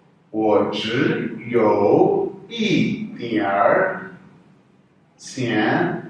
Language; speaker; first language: Chinese; non-native, fluent; Urdu